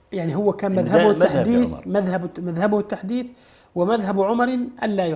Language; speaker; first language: Arabic; native; Arabic